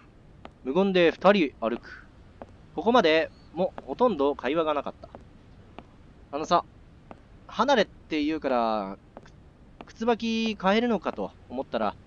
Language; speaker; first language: Japanese; native; Japanese